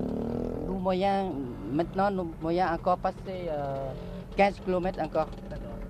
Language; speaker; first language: French; non-native, learner; Vietnamese